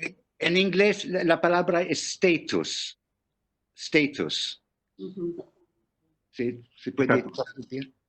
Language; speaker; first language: Spanish; non-native, fluent; English